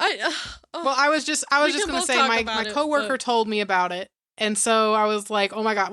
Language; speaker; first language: English; native; English